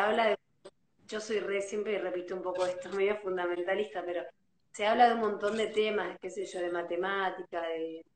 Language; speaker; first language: Spanish; native; Spanish